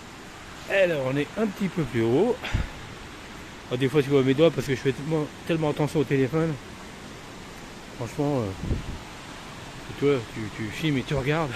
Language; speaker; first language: French; native; French